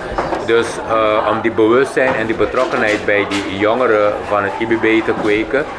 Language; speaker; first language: Dutch; non-native, local second language; Papiamento